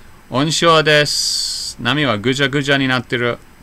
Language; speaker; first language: Japanese; non-native, fluent; English